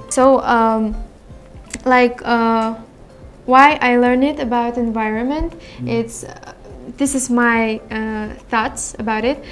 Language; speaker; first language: English; non-native, learner; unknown